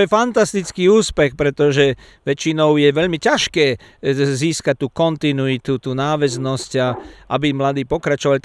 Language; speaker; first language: Slovak; native; Slovak